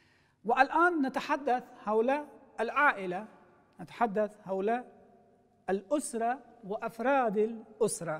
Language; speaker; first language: Arabic; non-native, fluent; Persian